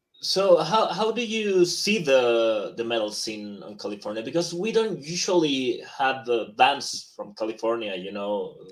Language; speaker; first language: English; non-native, fluent; Spanish